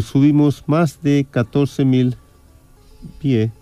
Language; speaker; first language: Spanish; non-native, fluent; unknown